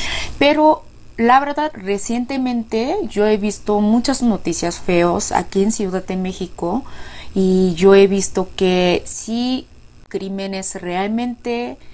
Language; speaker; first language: Spanish; non-native, fluent; Korean